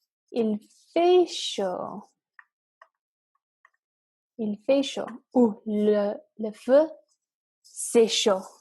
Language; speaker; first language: French; non-native, fluent; English